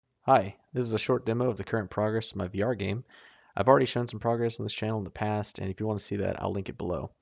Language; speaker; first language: English; native; English